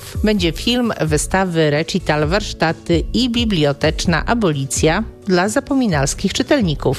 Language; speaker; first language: Polish; native; Polish